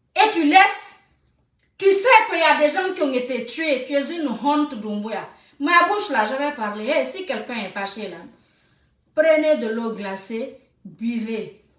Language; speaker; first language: French; non-native, local second language; Susu